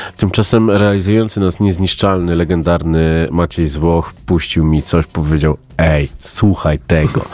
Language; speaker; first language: Polish; native; Polish